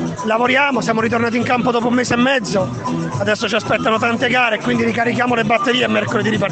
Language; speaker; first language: Italian; native; Italian